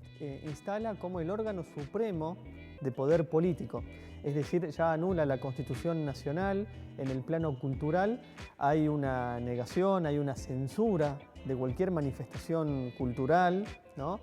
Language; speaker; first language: Spanish; native; Spanish